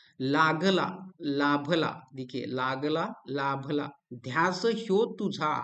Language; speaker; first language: Hindi; non-native, local second language; Marathi